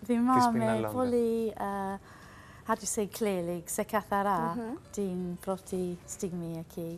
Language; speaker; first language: Greek; non-native, learner; English